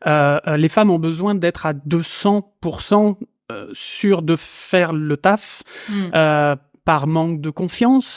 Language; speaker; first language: French; native; French